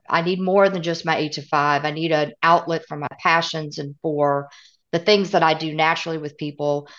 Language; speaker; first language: English; native; English